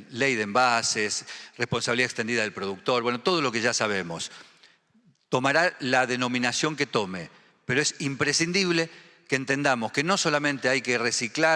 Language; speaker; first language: Spanish; native; Spanish